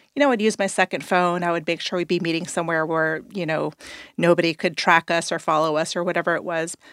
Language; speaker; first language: English; native; English